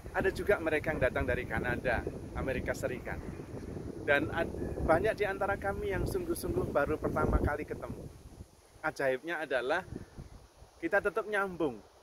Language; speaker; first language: Indonesian; non-native, local second language; Javanese